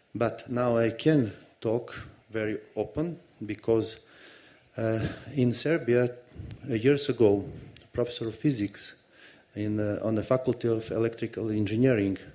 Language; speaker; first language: English; non-native, fluent; Serbian